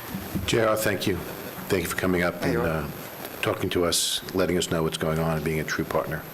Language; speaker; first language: English; native; English